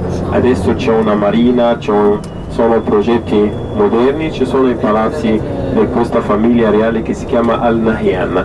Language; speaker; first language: Italian; non-native, fluent; Arabic